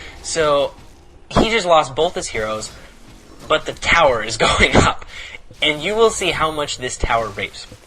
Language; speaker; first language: English; native; English